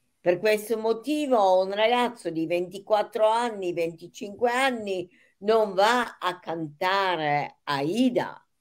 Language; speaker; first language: Italian; non-native, fluent; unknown